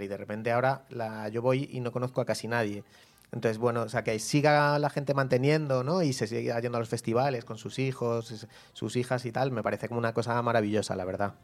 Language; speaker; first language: Spanish; native; Spanish